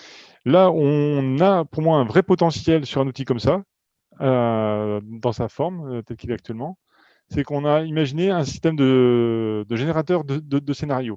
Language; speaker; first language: French; native; French